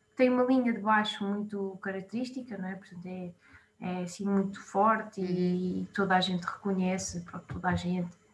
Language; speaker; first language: Portuguese; native; Portuguese